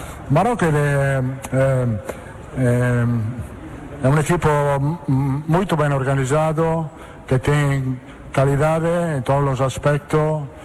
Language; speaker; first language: Portuguese; non-native, learner; Italian